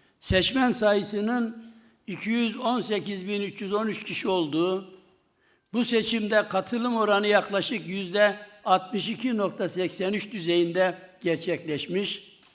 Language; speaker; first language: Turkish; native; Turkish